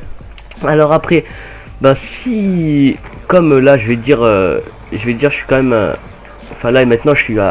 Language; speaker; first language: French; native; French